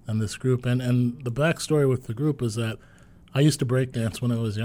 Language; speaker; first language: English; native; English